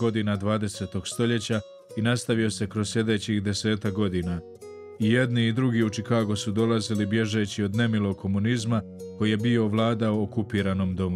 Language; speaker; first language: Croatian; native; Croatian